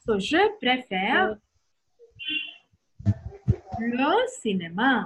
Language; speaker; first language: French; non-native, fluent; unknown